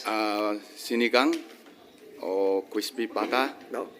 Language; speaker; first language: Filipino; non-native, learner; Chinese